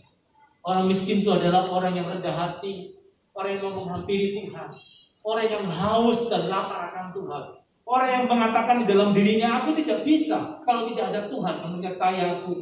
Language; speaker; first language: Indonesian; native; Indonesian